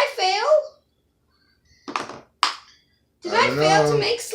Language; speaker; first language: English; native; English